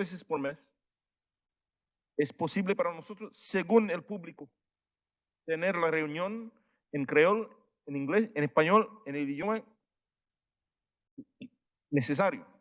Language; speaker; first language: Spanish; non-native, fluent; Haitian Creole